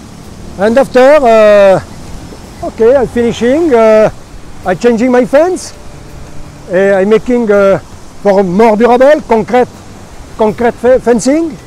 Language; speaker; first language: English; non-native, learner; French